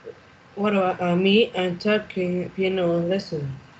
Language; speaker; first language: English; non-native, learner; Vietnamese